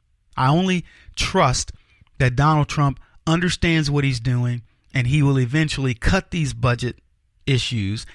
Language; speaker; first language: English; native; English